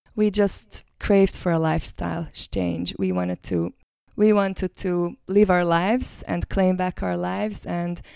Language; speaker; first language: English; non-native, fluent; Hungarian